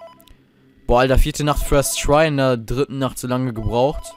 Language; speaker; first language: German; native; German